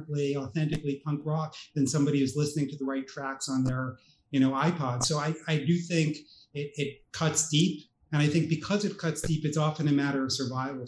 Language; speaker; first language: English; native; English